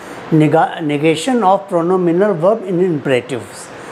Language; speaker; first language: English; non-native, local second language; Hindi